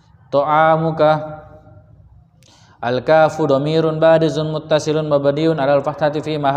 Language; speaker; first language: Arabic; non-native, fluent; Indonesian